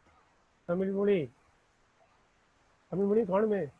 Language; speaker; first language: Hindi; non-native, learner; Tamil